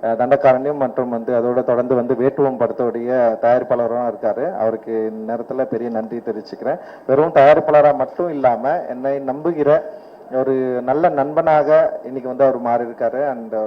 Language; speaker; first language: Tamil; native; Tamil